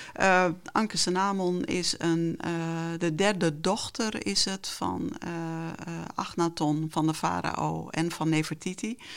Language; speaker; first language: Dutch; non-native, local second language; Western Frisian